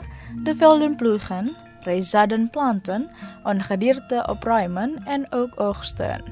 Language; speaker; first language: Dutch; non-native, fluent; Indonesian